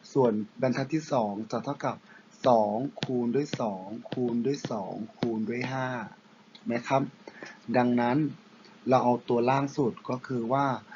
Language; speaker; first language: Thai; non-native, local second language; Pattani Malay